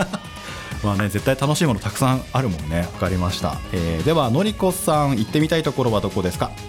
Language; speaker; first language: Japanese; native; Japanese